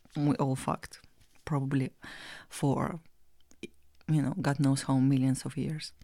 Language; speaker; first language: English; non-native, fluent; Russian